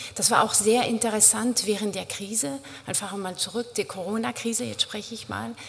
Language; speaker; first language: German; non-native, fluent; French